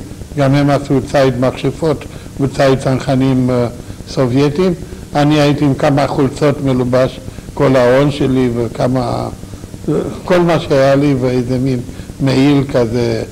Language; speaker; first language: Hebrew; non-native, fluent; Romanian